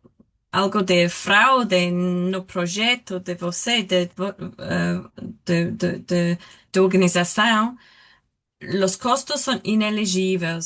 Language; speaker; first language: Portuguese; non-native, learner; English